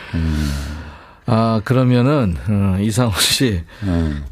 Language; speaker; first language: Korean; native; Korean